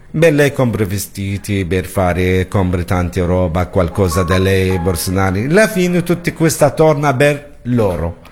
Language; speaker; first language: Italian; non-native, learner; Arabic